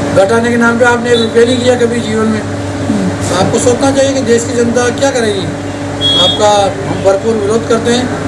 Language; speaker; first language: Hindi; native; Hindi